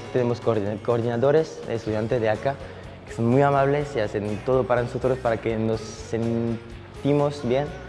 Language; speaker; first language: Spanish; non-native, fluent; French